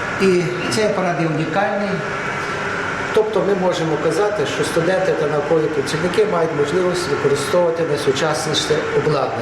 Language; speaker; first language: Ukrainian; native; Ukrainian